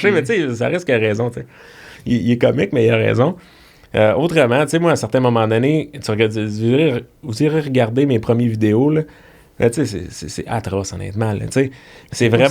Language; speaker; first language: French; native; French